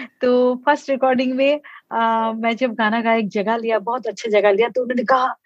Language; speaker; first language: Hindi; non-native, local second language; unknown